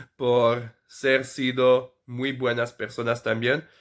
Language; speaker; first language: Spanish; non-native, fluent; French